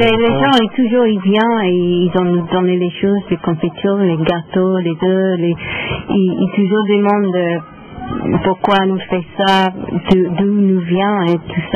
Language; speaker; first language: French; non-native, learner; English